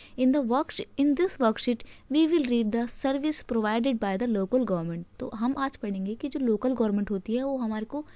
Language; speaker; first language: Hindi; native; Hindi